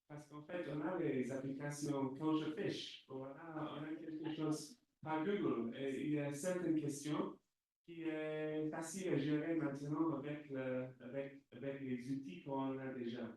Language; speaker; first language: French; non-native, fluent; English